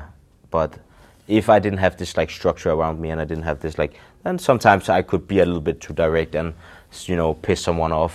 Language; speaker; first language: English; non-native, fluent; Danish